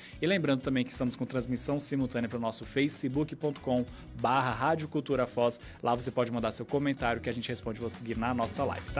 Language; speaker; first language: Portuguese; native; Portuguese